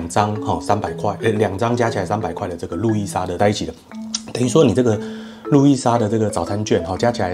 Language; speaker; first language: Chinese; native; Chinese